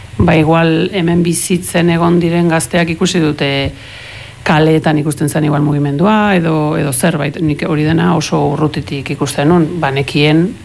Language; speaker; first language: Basque; early bilingual, heritage; Spanish